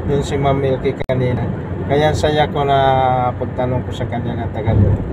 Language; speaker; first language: Filipino; non-native, local second language; Cebuano